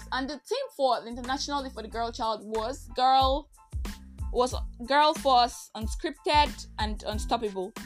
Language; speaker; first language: English; non-native, local second language; Igbo